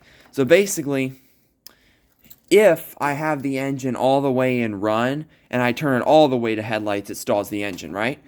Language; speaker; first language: English; native; English